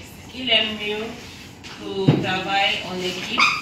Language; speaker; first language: French; non-native, learner; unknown